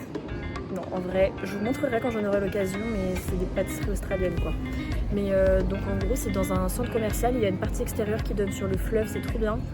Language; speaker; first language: French; native; French